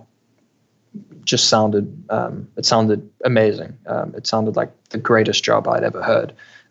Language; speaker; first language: English; native; English